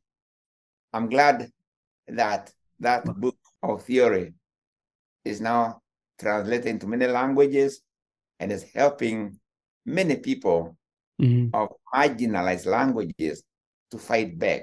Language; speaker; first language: English; non-native, local second language; Kikuyu